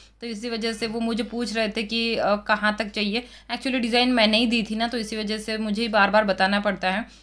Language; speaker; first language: Hindi; non-native, local second language; Marathi